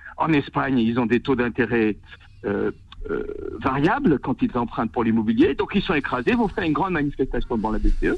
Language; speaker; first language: French; native; French